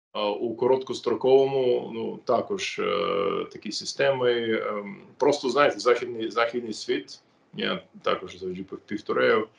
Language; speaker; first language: Ukrainian; non-native, fluent; English